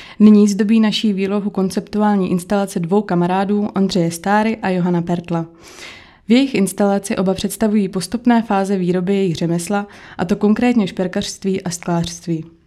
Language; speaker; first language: Czech; native; Czech